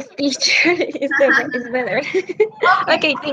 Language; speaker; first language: English; non-native, learner; Spanish